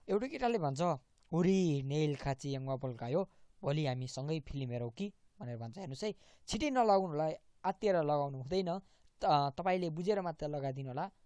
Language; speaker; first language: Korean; non-native, fluent; Nepali